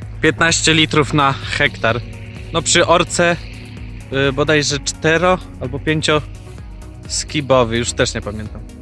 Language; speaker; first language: Polish; native; Polish